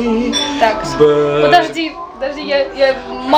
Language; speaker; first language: Russian; native; Russian